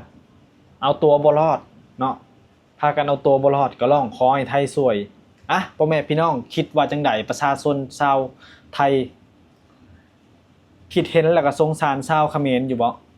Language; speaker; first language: Thai; non-native, local second language; Lao